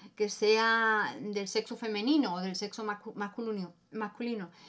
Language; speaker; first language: Spanish; early bilingual, heritage; German